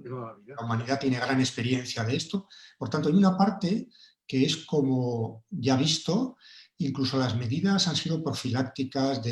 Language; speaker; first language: Spanish; native; Spanish